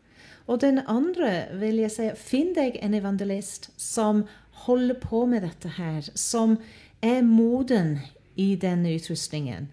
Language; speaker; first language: Norwegian; non-native, fluent; English